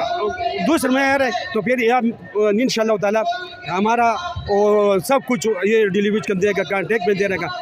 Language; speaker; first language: Hindi; non-native, local second language; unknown